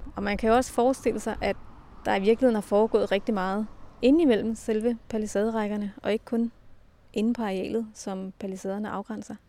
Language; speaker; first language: Danish; native; Danish